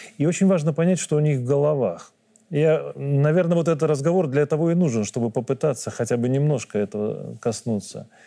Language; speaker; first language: Russian; native; Russian